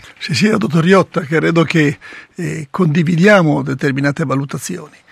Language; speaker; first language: Italian; native; Italian